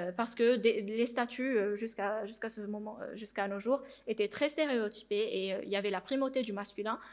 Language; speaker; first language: French; non-native, local second language; Arabic